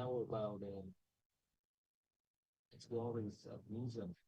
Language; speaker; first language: English; non-native, local second language; Vietnamese